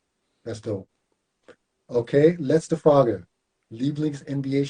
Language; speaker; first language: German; non-native, learner; English